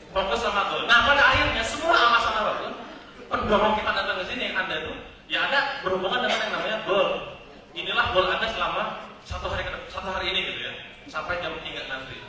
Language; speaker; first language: Indonesian; native; Indonesian